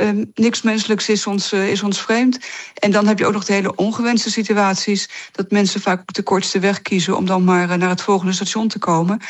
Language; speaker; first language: Dutch; native; Dutch